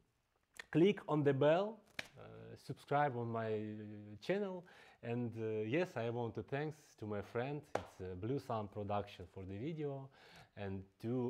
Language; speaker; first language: English; non-native, fluent; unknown